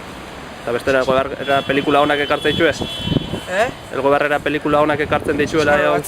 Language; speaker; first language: Basque; native; Basque